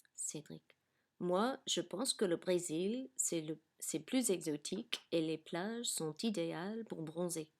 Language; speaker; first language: French; non-native, fluent; English